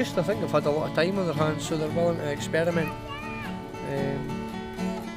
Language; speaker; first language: English; native; English